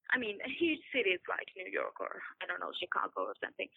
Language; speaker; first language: English; non-native, fluent; Persian